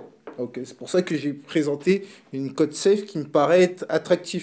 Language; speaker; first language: French; native; French